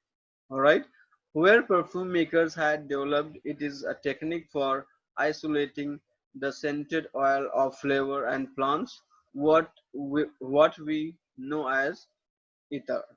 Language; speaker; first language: English; non-native, local second language; Hindi